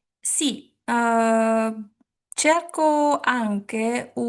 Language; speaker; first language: Italian; non-native, learner; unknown